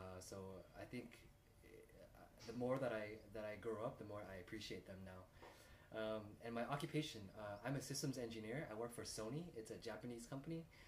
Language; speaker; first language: English; native; English